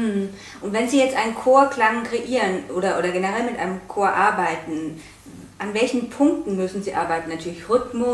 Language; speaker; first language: German; native; German